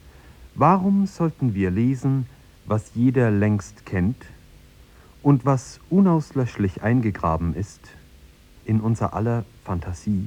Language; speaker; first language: German; native; German